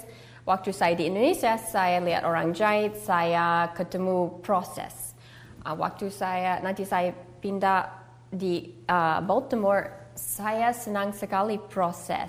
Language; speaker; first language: Indonesian; early bilingual, heritage; English